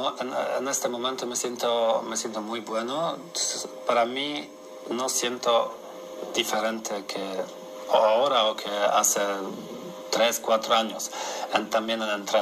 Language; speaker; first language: Spanish; non-native, learner; Polish